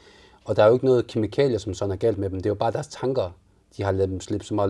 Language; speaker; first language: Danish; native; Danish